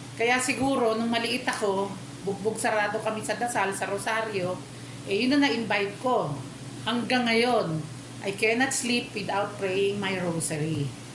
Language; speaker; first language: Filipino; native; Filipino